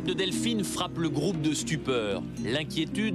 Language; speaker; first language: French; native; French